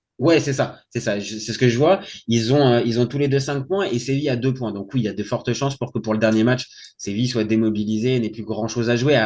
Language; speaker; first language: French; native; French